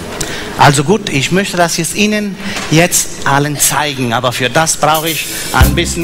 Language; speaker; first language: German; non-native, fluent; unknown